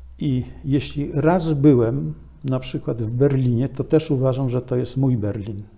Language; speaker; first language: Polish; native; Polish